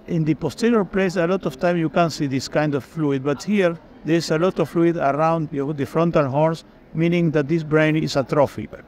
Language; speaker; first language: English; non-native, fluent; Spanish